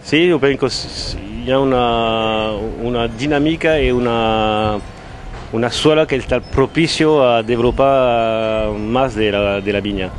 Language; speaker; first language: Spanish; non-native, learner; French